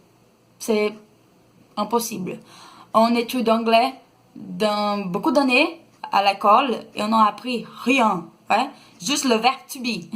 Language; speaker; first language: French; non-native, learner; Portuguese